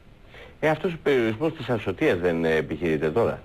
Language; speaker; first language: Greek; native; Greek